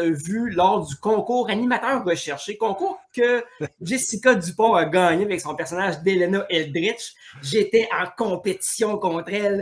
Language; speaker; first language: French; native; French